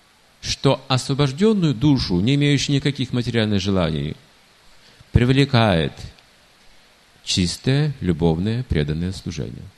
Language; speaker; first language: Russian; native; Russian